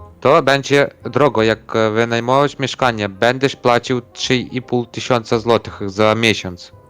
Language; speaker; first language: Polish; non-native, learner; Ukrainian